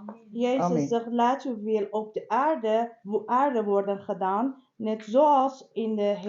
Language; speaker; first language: Dutch; non-native, learner; Persian